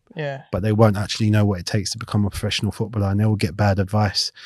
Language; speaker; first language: English; native; English